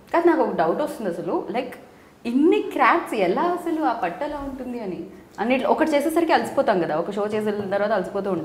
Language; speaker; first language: Telugu; native; Telugu